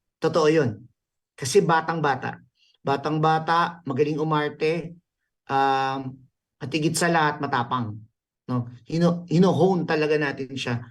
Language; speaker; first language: Filipino; native; Filipino